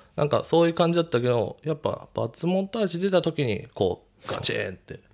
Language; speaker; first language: Japanese; native; Japanese